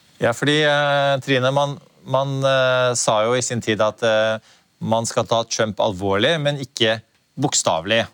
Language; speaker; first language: Norwegian; native; Norwegian